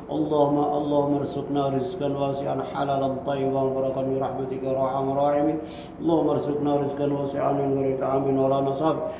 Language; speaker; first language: Arabic; non-native, fluent; Indonesian